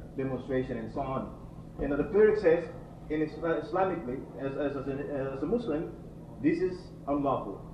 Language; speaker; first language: English; non-native, fluent; Indonesian